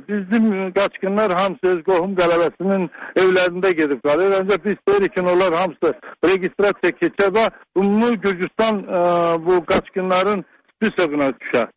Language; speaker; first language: Azerbaijani; native; Azerbaijani